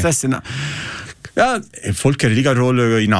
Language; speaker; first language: Icelandic; non-native, learner; Italian